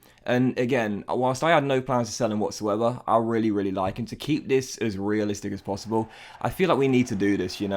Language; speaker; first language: English; native; English